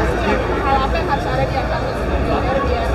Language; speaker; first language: Indonesian; native; Indonesian